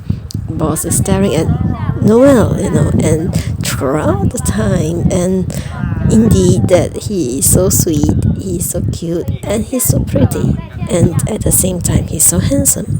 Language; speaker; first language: English; non-native, fluent; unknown